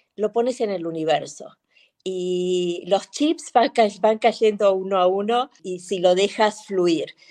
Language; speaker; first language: Spanish; native; Spanish